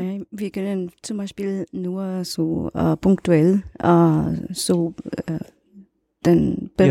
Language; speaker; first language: German; non-native, learner; Portuguese